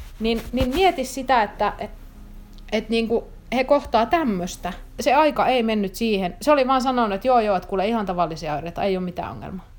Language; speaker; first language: Finnish; native; Finnish